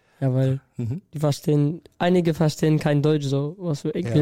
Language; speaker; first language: German; non-native, learner; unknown